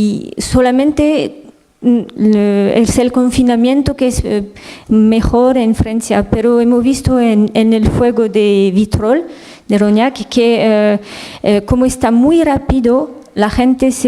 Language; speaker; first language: Spanish; non-native, learner; French